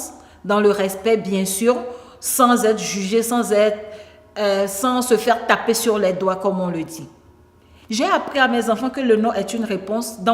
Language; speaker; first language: French; non-native, local second language; Ewe